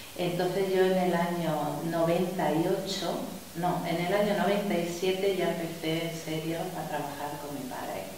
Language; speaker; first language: Spanish; native; Spanish